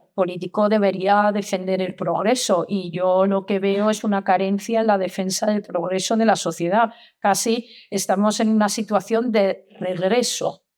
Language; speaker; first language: Spanish; non-native, fluent; Italian